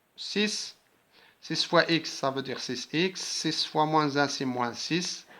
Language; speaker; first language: French; non-native, local second language; Arabic